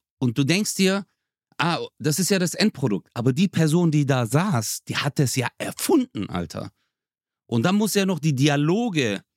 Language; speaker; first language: German; early bilingual, other home language; Turkish